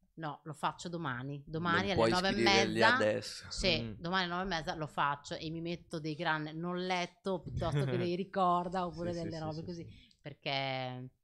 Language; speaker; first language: Italian; early bilingual, other home language; Arabic